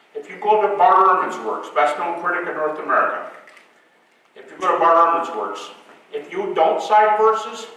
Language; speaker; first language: English; native; English